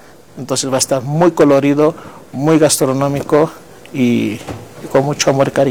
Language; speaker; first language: Spanish; non-native, fluent; Greek